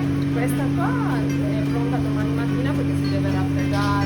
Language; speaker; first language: Italian; native; Italian